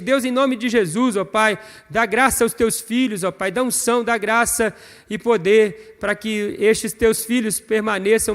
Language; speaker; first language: Portuguese; native; Portuguese